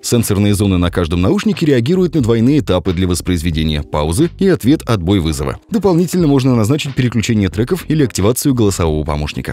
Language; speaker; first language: Russian; native; Russian